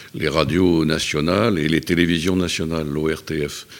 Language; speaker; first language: French; native; French